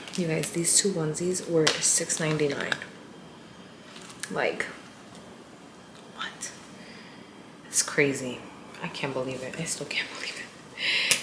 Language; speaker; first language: English; early bilingual, other home language; Spanish